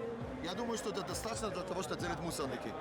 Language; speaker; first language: Russian; non-native, learner; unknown